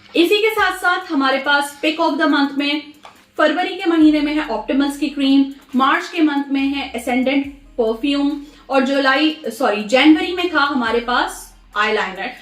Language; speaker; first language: Urdu; native; Urdu